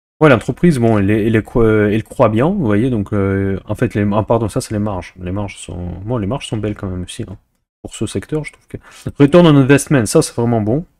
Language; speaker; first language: French; non-native, fluent; Russian